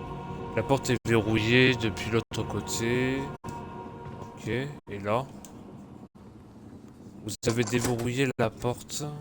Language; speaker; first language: French; native; French